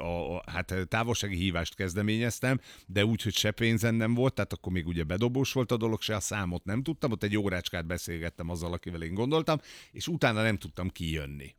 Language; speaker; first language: Hungarian; native; Hungarian